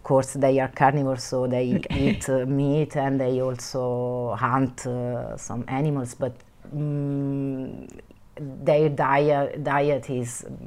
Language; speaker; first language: English; non-native, fluent; Italian